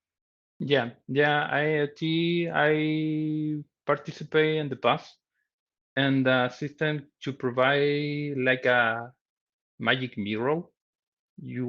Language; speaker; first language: English; non-native, learner; Spanish